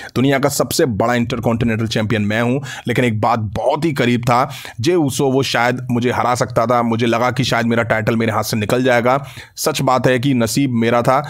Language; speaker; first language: Hindi; native; Hindi